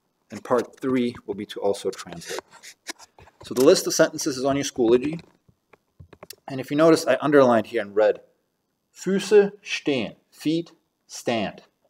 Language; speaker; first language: English; native; English